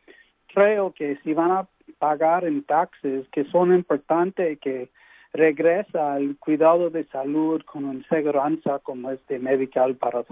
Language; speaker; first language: Spanish; early bilingual, heritage; English